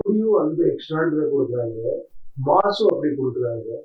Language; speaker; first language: Tamil; non-native, learner; Kannada